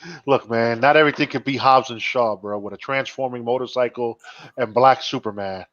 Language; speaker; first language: English; native; English